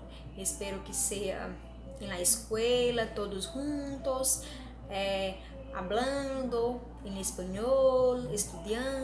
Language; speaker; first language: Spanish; non-native, learner; Portuguese